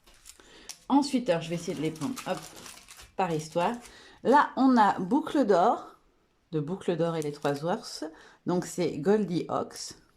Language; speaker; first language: French; native; French